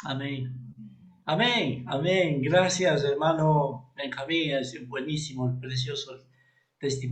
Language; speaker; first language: Spanish; native; Spanish